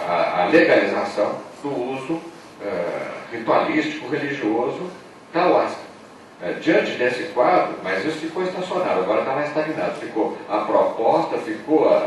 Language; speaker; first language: Portuguese; native; Portuguese